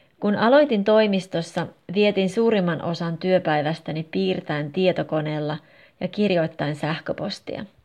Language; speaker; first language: Finnish; native; Finnish